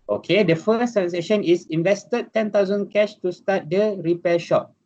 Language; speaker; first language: English; non-native, local second language; Malay